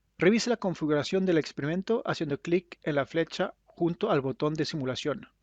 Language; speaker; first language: Spanish; non-native, fluent; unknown